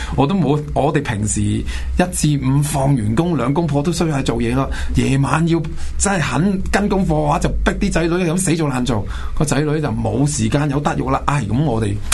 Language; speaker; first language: Chinese; non-native, local second language; Cantonese